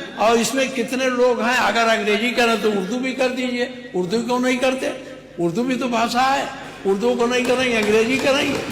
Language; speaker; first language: Hindi; native; Hindi